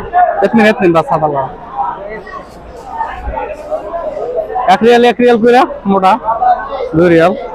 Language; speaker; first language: Arabic; non-native, learner; Bangla